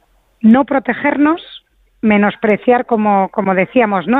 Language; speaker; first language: Spanish; native; Spanish